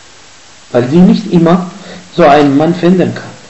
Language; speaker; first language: German; non-native, fluent; Arabic